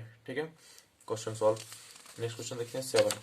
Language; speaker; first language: Hindi; native; Hindi